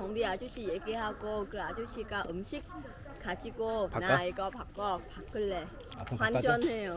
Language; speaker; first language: Korean; non-native, learner; Vietnamese